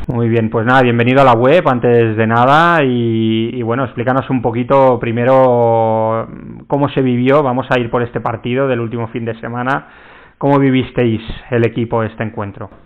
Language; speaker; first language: Spanish; native; Spanish